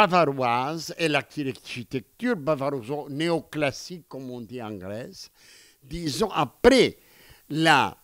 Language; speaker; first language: French; non-native, fluent; Greek